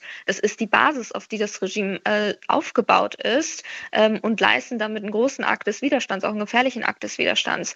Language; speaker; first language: German; early bilingual, other home language; Persian